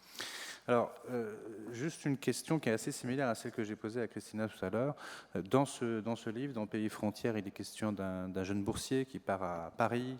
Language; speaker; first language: French; native; French